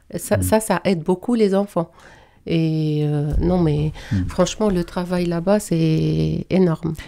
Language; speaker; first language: French; non-native, fluent; Arabic